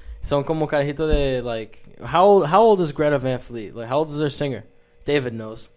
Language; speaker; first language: English; early bilingual, other home language; Spanish